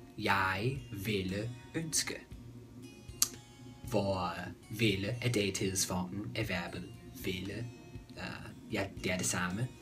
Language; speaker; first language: Danish; non-native, fluent; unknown